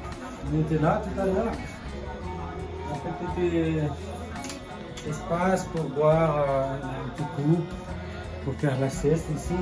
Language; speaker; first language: French; non-native, fluent; Nepali